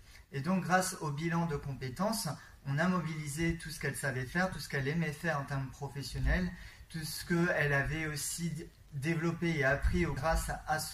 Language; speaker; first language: French; native; French